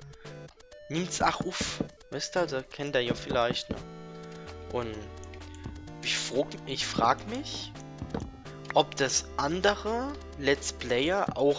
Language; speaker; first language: German; native; German